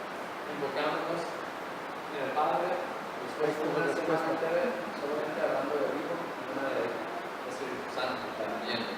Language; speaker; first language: Spanish; non-native, fluent; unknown